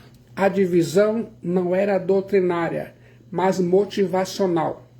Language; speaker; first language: Portuguese; native; Portuguese